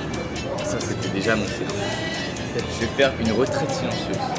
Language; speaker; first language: French; native; French